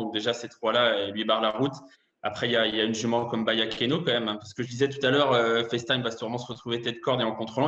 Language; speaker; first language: French; native; French